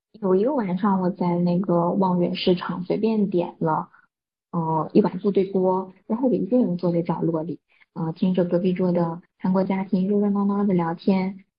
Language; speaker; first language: Chinese; native; Chinese